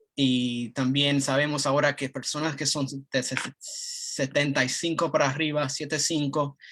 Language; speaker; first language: Spanish; early bilingual, heritage; Spanish